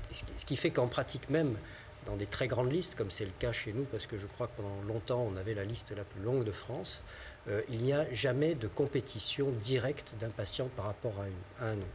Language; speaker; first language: French; native; French